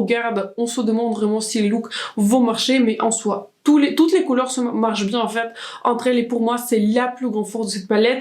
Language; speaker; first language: French; native; French